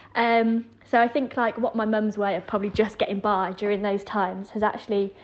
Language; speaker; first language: English; native; English